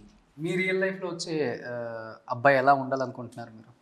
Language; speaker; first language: Telugu; native; Telugu